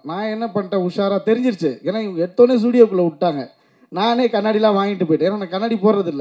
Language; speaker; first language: Tamil; native; Tamil